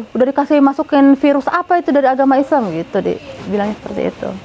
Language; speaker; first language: Indonesian; native; Indonesian